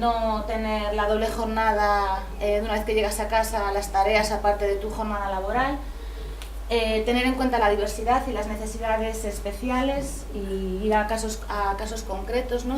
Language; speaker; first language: Spanish; native; Spanish